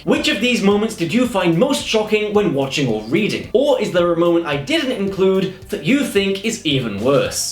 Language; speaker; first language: English; native; English